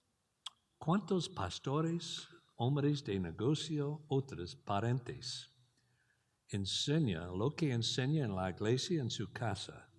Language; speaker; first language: Spanish; non-native, learner; English